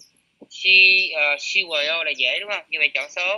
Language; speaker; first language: Vietnamese; native; Vietnamese